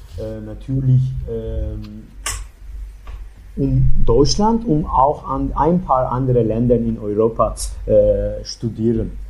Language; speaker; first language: German; non-native, learner; Turkish